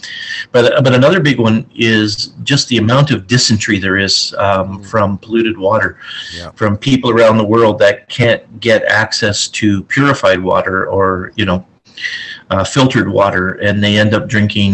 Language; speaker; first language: English; native; English